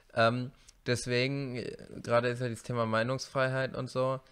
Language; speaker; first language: German; native; German